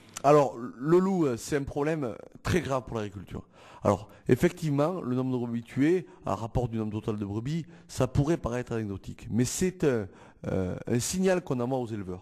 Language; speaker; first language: French; native; French